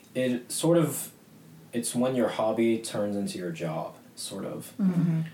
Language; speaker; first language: English; native; English